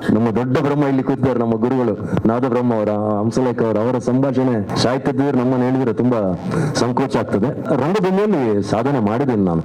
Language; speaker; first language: Kannada; non-native, local second language; Tulu